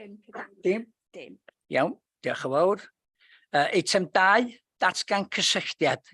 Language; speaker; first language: Welsh; native; Welsh